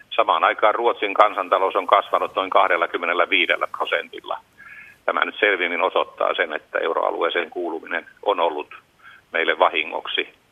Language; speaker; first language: Finnish; native; Finnish